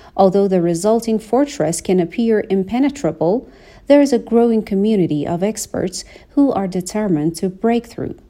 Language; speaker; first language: English; non-native, fluent; Persian